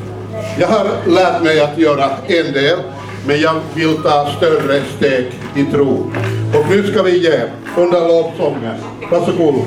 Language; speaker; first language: Swedish; non-native, fluent; Finnish